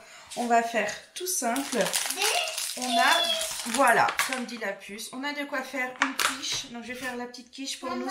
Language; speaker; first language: French; native; French